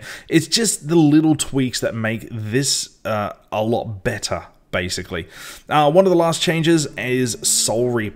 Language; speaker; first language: English; native; English